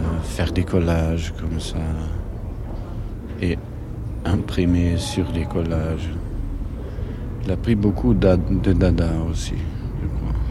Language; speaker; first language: French; non-native, fluent; German